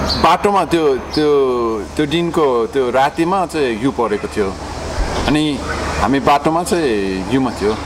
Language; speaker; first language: Nepali; non-native, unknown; English